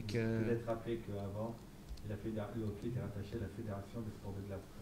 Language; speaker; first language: French; native; French